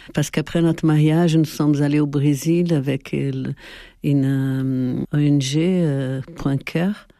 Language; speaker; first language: French; non-native, fluent; Portuguese